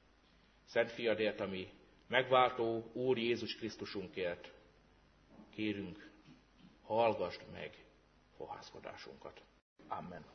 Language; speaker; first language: Hungarian; native; Hungarian